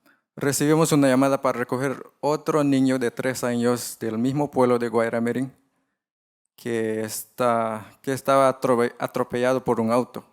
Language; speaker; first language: Spanish; non-native, fluent; English